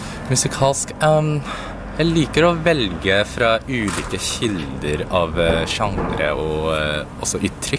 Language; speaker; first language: Norwegian; early bilingual, other home language; Cantonese